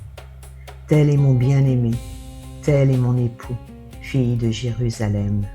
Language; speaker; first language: French; native; French